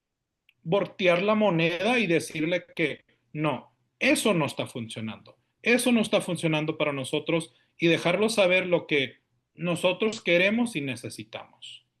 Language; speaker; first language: Spanish; early bilingual, heritage; Spanish